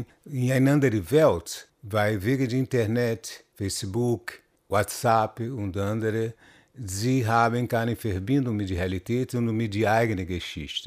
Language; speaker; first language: German; non-native, learner; Portuguese